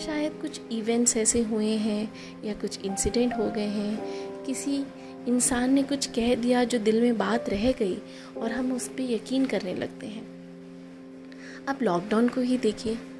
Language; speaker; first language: Hindi; native; Hindi